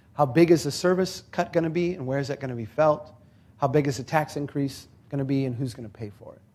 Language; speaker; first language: English; native; English